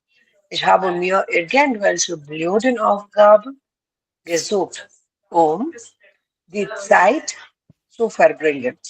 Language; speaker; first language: German; non-native, learner; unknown